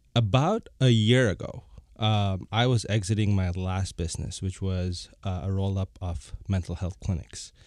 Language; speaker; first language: English; non-native, fluent; Bangla